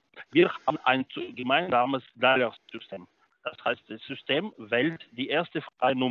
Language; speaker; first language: German; non-native, fluent; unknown